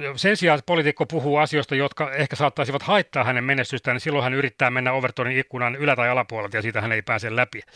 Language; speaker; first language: Finnish; native; Finnish